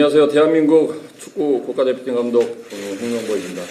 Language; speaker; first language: Korean; native; Korean